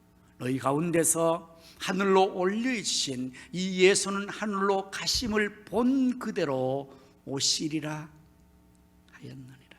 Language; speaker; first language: Korean; native; Korean